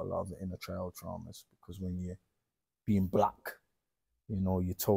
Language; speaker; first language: English; native; English